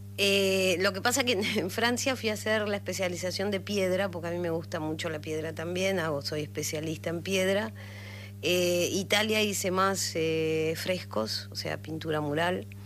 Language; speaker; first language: Spanish; native; Spanish